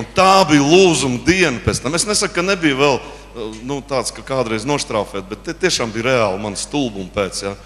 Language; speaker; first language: Latvian; native; Latvian